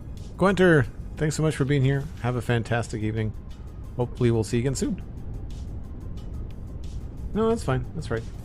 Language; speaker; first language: English; native; English